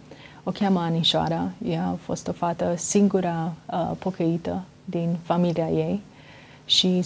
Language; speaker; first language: Romanian; early bilingual, heritage; Romanian